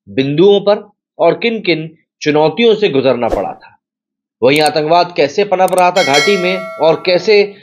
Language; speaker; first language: Hindi; native; Hindi